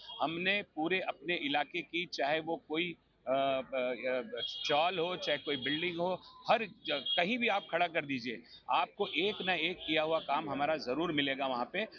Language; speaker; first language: Hindi; native; Hindi